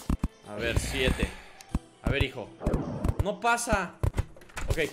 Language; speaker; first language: Spanish; native; Spanish